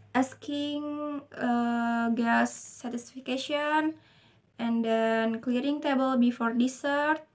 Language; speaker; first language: English; non-native, learner; Indonesian